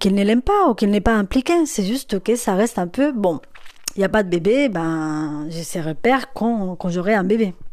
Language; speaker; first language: French; non-native, fluent; Spanish